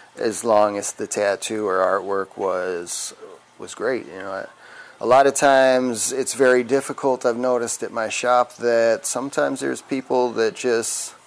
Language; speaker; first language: English; native; English